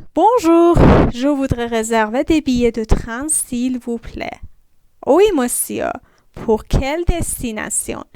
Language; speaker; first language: French; non-native, fluent; Persian